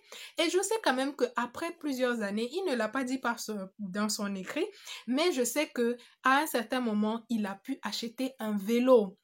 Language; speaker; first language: French; non-native, local second language; Fula